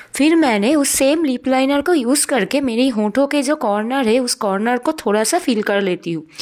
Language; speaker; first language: Hindi; non-native, local second language; Bangla